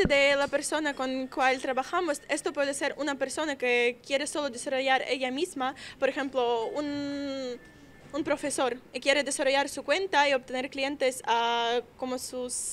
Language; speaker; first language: Spanish; non-native, learner; Russian